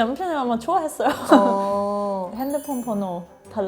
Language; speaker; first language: Korean; non-native, learner; German